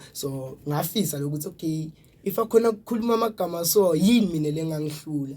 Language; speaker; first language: Zulu; native; Zulu